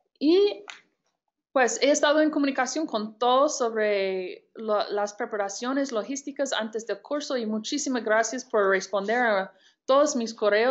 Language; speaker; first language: Spanish; non-native, fluent; English